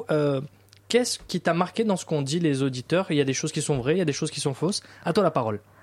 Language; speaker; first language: French; native; French